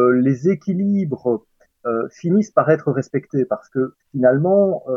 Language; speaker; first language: French; native; French